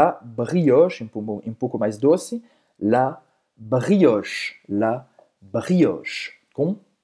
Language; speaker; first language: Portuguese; non-native, fluent; French